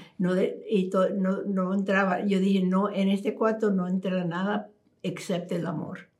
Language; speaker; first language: Spanish; early bilingual, heritage; Spanish